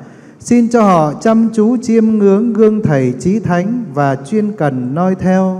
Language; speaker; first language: Vietnamese; native; Vietnamese